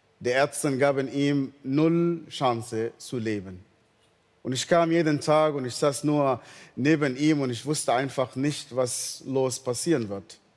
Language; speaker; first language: German; non-native, fluent; Arabic